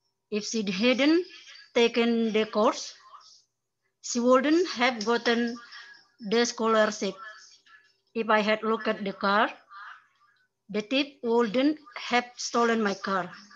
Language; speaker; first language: English; non-native, learner; Indonesian